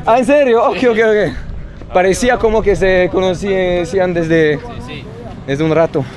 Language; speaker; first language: Spanish; non-native, learner; French